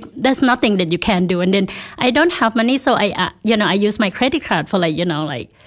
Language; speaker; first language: English; non-native, fluent; Thai